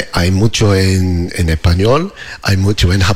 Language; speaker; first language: Spanish; non-native, learner; English